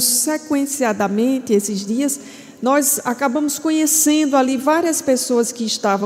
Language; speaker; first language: Portuguese; native; Portuguese